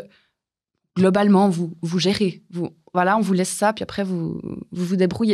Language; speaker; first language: French; native; French